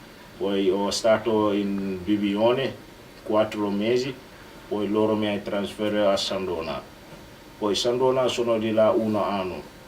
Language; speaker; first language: Italian; non-native, learner; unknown